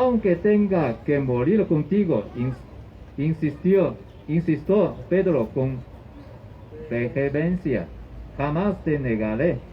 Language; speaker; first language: Spanish; non-native, learner; Chinese